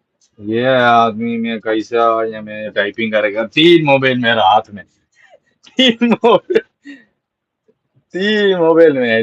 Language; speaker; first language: Hindi; non-native, local second language; Malayalam